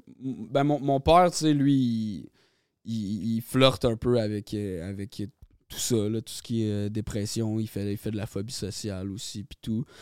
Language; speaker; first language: French; native; French